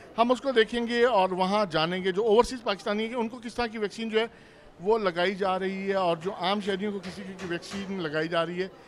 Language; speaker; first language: Urdu; non-native, local second language; Saraiki